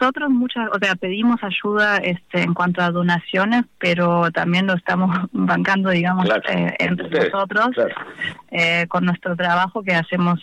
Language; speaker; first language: Spanish; non-native, fluent; German